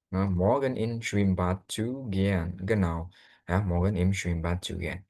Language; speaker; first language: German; non-native, fluent; Indonesian